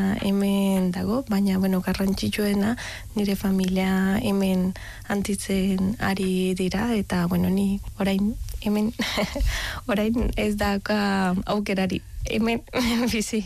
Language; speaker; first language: Basque; non-native, learner; Spanish